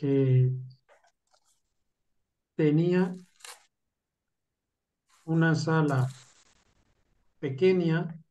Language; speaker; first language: Spanish; non-native, fluent; Urdu